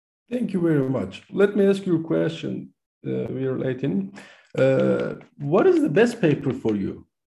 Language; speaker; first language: English; non-native, fluent; Turkish